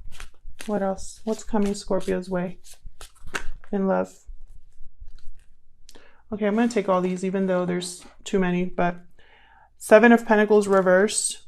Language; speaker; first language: English; native; English